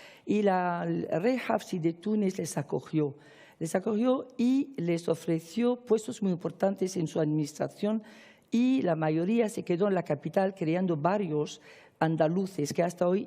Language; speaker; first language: Spanish; non-native, fluent; Arabic